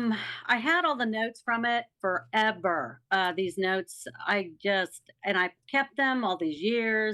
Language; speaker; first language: English; native; English